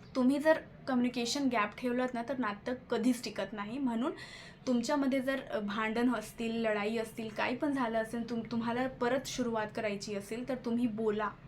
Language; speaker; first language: Marathi; non-native, local second language; Hindi